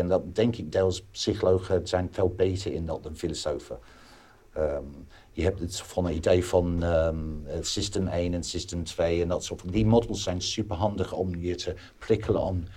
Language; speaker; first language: Dutch; non-native, fluent; English